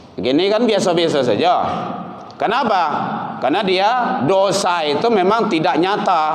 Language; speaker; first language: Malay; non-native, local second language; Minangkabau